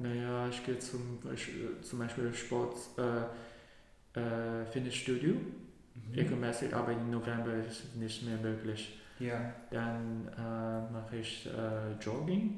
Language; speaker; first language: German; non-native, learner; Cantonese